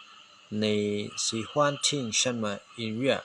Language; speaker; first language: Chinese; non-native, fluent; Khmer